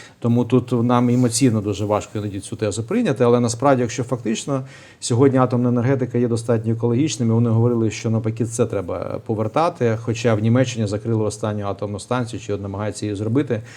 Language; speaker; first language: Ukrainian; native; Ukrainian